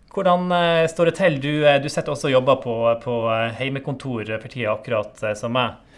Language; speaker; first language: Norwegian; native; Norwegian